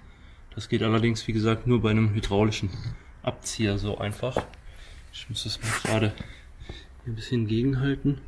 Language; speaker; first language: German; native; German